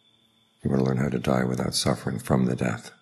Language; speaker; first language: English; native; English